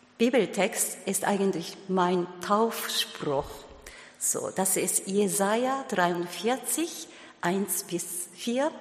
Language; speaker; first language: German; non-native, learner; Japanese